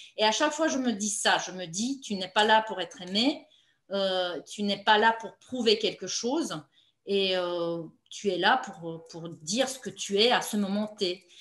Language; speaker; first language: French; non-native, fluent; Romanian